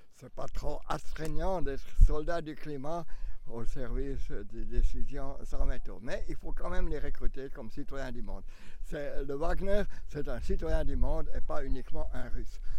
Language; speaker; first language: French; native; French